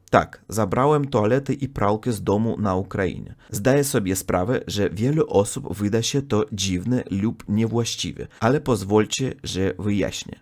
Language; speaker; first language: Polish; non-native, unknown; Russian